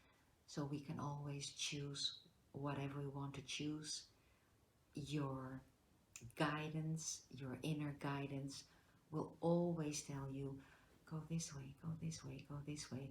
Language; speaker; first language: English; non-native, fluent; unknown